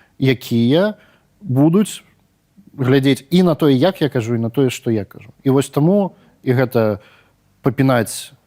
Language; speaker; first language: Belarusian; non-native, local second language; Russian